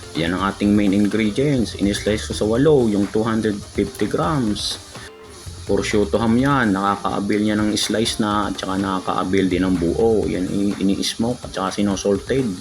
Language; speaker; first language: Filipino; native; Filipino